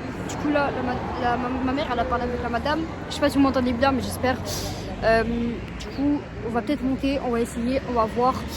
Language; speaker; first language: French; native; French